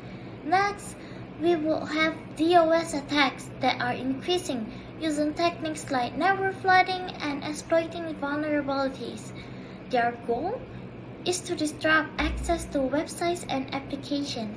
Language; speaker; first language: English; non-native, local second language; Malay